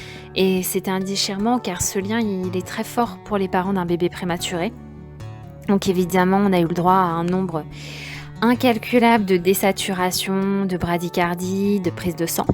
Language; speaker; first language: French; native; French